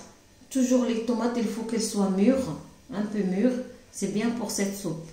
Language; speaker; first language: French; non-native, local second language; Arabic